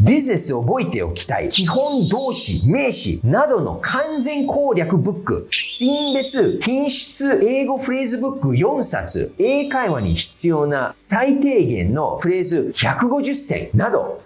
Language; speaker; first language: Japanese; early bilingual, other home language; English